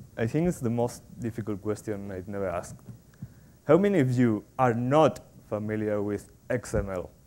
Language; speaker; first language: English; non-native, fluent; Spanish